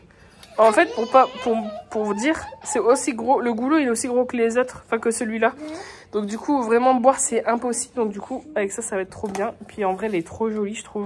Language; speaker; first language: French; native; French